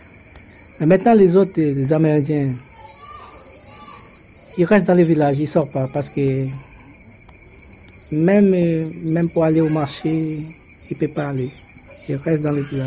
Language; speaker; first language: French; non-native, local second language; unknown